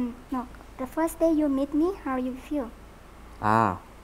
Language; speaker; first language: English; non-native, learner; Vietnamese